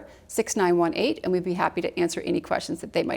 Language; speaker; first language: English; native; English